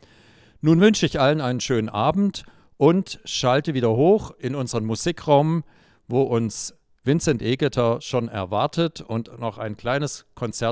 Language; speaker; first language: German; native; German